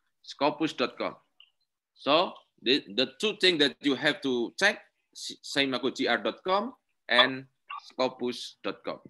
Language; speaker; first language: English; non-native, learner; Indonesian